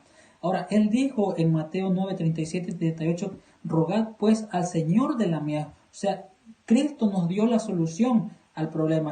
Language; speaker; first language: Spanish; native; Spanish